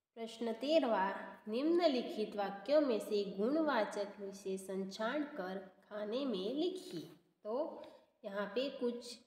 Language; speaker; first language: Hindi; non-native, local second language; Gujarati